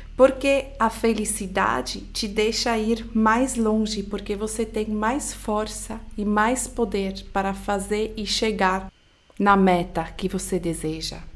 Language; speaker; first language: Portuguese; non-native, fluent; Swiss German